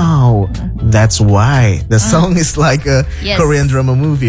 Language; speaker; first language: English; non-native, learner; Indonesian